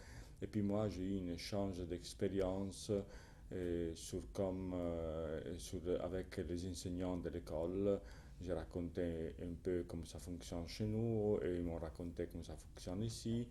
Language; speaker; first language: French; non-native, fluent; Italian